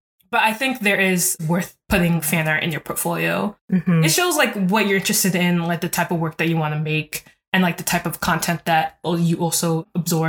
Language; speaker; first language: English; native; English